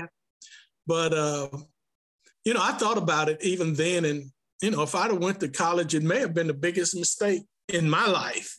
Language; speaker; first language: English; native; English